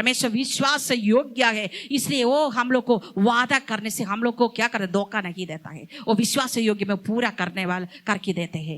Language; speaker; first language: Hindi; non-native, local second language; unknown